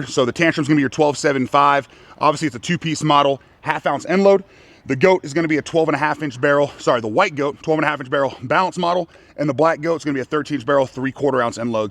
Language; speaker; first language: English; native; English